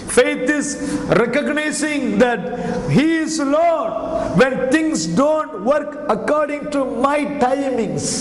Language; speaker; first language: English; non-native, local second language; Tamil